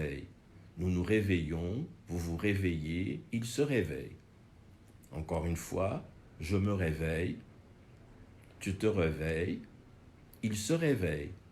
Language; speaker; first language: French; non-native, fluent; Portuguese